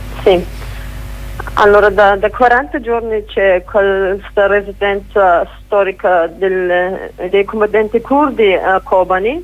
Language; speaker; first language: Italian; non-native, fluent; Kurdish